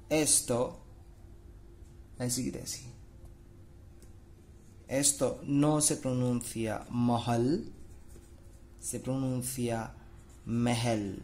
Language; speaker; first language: Spanish; non-native, fluent; Hindi